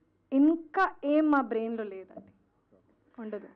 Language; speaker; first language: Telugu; non-native, learner; Hindi